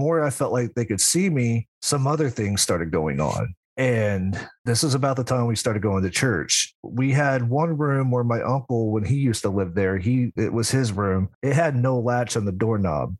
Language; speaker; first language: English; native; English